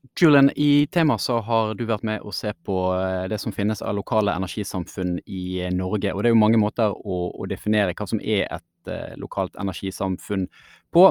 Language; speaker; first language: Norwegian; native; Norwegian